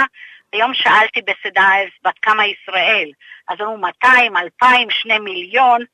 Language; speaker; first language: Hebrew; early bilingual, other home language; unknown